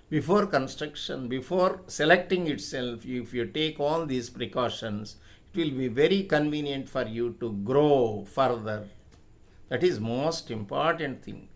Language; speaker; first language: English; non-native, local second language; Telugu